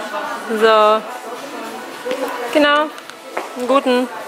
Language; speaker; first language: German; native; German